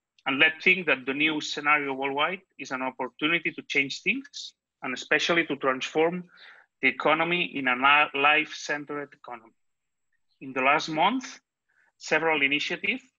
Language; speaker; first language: English; non-native, fluent; Catalan